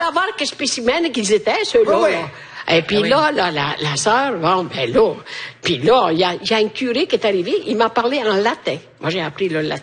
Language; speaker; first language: French; non-native, fluent; Italian